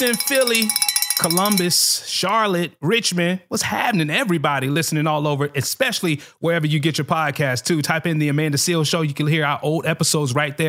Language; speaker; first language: English; native; English